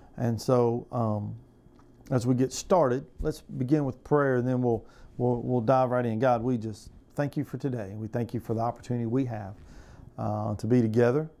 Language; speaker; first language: English; native; English